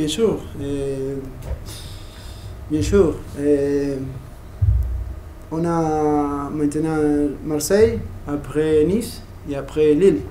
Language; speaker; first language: French; non-native, learner; Spanish